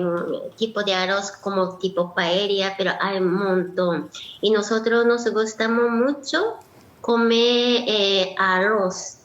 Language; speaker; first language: Spanish; non-native, learner; Japanese